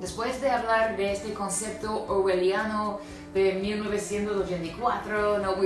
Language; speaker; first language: Spanish; non-native, fluent; English